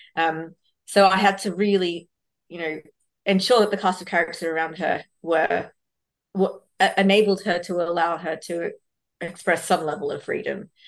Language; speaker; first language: English; native; English